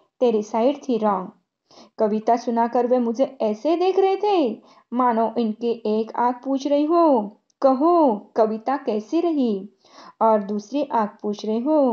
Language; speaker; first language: Hindi; non-native, local second language; Marathi